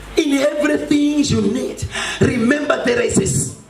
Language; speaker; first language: English; non-native, local second language; Swahili